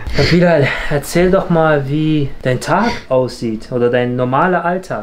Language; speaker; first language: German; native; German